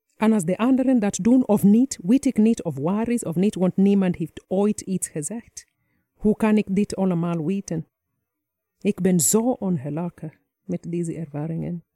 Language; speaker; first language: Dutch; non-native, fluent; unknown